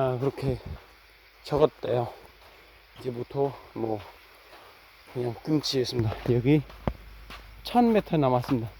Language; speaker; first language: Korean; non-native, fluent; Khmer